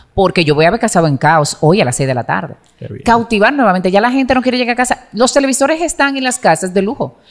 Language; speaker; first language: Spanish; native; Spanish